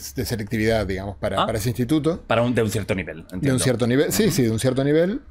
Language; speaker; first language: Spanish; native; Spanish